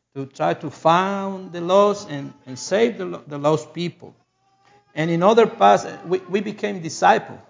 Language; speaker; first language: English; non-native, learner; Spanish